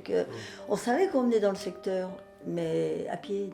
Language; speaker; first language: French; native; French